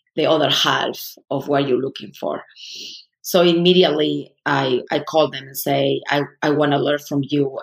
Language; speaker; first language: English; non-native, fluent; Spanish